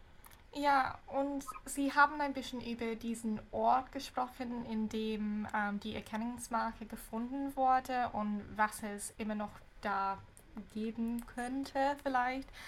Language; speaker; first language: German; non-native, fluent; English